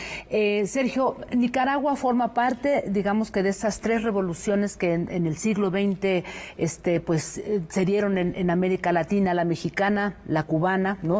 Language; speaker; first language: Spanish; native; Spanish